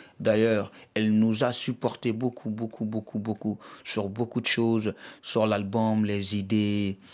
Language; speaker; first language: French; non-native, local second language; Bambara